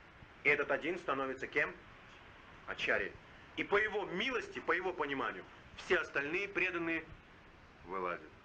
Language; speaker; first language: Russian; native; Russian